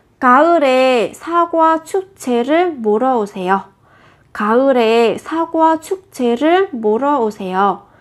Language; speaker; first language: Korean; non-native, fluent; Vietnamese